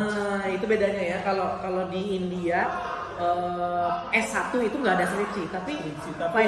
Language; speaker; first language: Indonesian; native; Indonesian